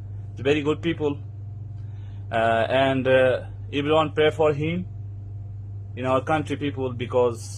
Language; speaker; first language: English; non-native, learner; Bangla